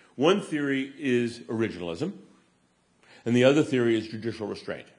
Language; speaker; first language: English; native; English